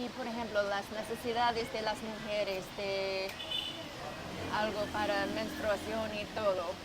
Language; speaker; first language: Spanish; non-native, fluent; English